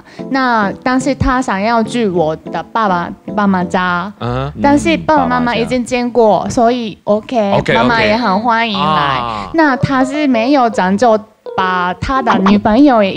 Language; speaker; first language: Chinese; non-native, fluent; Japanese